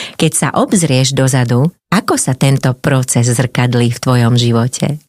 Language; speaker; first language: Slovak; native; Slovak